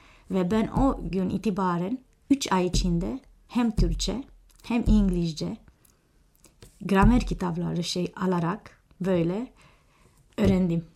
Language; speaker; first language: Turkish; non-native, fluent; Romanian